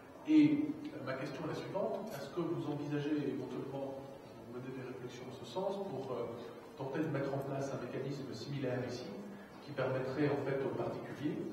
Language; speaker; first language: French; native; French